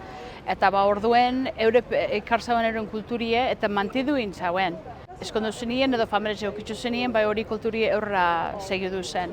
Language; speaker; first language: Basque; early bilingual, heritage; Basque